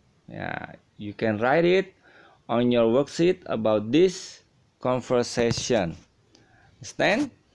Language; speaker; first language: English; non-native, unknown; Indonesian